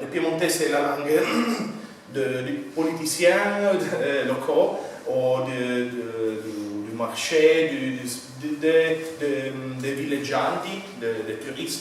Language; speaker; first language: French; non-native, fluent; Italian